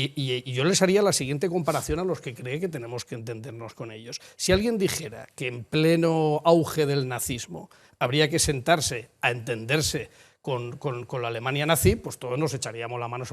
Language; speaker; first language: Spanish; native; Spanish